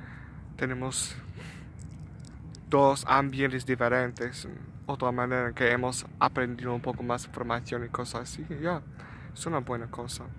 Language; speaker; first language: Spanish; non-native, learner; English